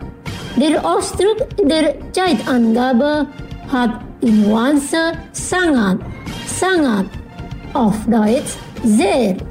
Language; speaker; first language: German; non-native, fluent; Indonesian